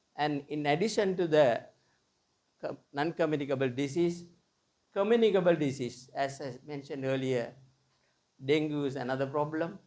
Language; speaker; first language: English; non-native, local second language; Tamil